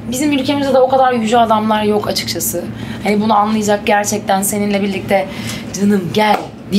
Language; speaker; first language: Turkish; native; Turkish